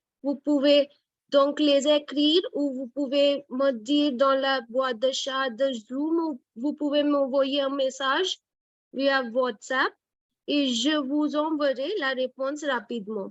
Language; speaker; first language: French; non-native, fluent; Hindi